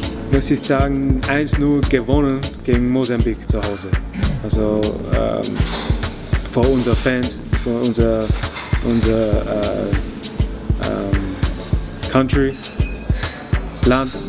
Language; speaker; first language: German; non-native, learner; English